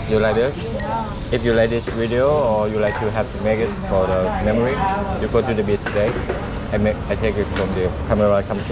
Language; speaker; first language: English; non-native, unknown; Thai